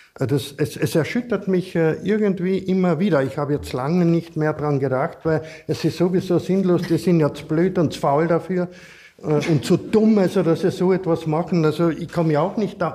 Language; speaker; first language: German; native; German